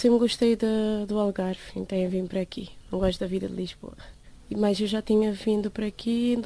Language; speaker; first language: Portuguese; non-native, local second language; Kabuverdianu